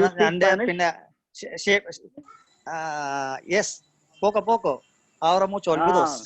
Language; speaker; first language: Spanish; non-native, learner; Malayalam